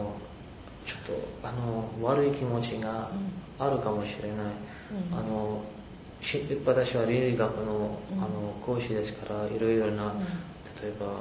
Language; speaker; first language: Japanese; non-native, learner; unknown